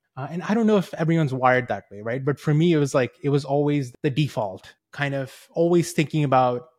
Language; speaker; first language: English; early bilingual, other home language; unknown